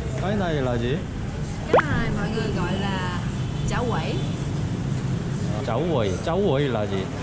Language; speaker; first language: Vietnamese; non-native, learner; Korean